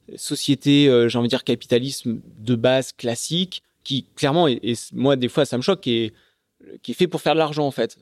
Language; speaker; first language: French; native; French